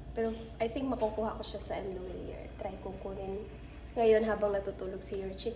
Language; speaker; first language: Filipino; non-native, local second language; Cebuano